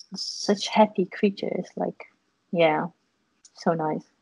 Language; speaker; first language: English; non-native, fluent; Dutch